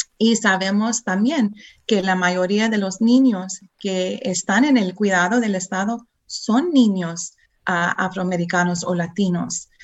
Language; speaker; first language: Spanish; early bilingual, heritage; English